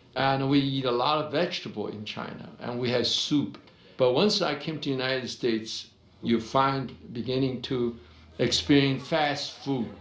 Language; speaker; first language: English; non-native, fluent; Chinese